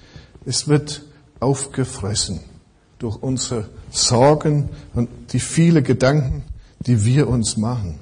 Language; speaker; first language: German; non-native, fluent; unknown